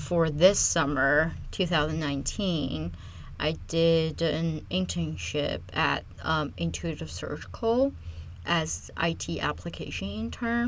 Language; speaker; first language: English; non-native, fluent; Chinese